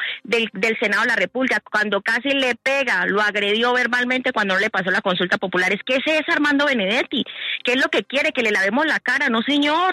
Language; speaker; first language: Spanish; native; Spanish